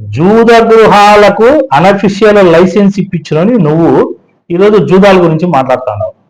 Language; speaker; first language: Telugu; native; Telugu